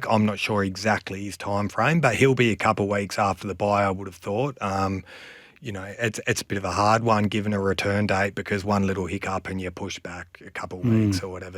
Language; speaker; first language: English; native; English